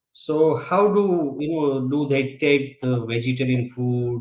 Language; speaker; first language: English; non-native, local second language; Gujarati